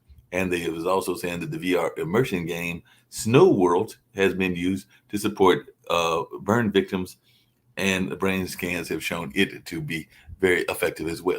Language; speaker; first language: English; native; English